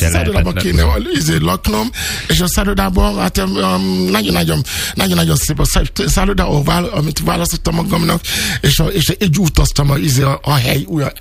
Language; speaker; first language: Hungarian; non-native, learner; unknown